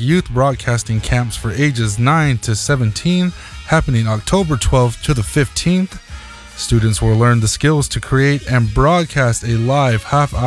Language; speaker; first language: English; native; English